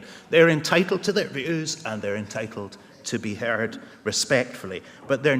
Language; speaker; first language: English; native; English